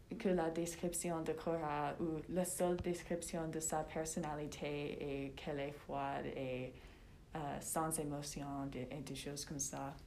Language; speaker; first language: French; non-native, learner; English